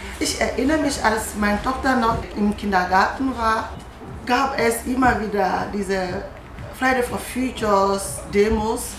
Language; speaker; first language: German; non-native, fluent; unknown